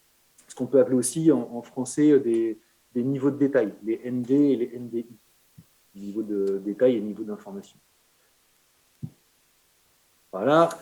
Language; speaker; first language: French; native; French